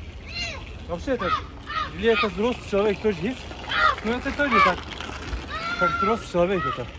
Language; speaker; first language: Russian; early bilingual, heritage; Russian